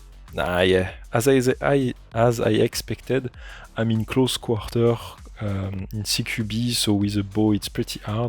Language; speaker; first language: English; non-native, fluent; French